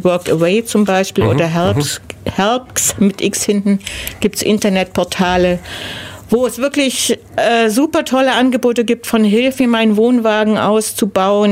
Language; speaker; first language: German; native; German